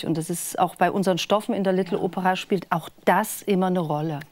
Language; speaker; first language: German; native; German